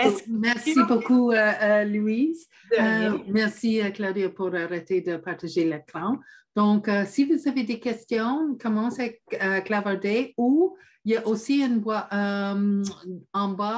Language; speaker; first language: French; non-native, fluent; English